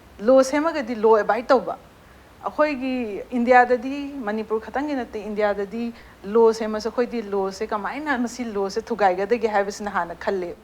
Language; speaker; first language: Manipuri; native; Manipuri